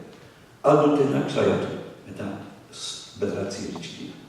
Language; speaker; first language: Basque; non-native, fluent; English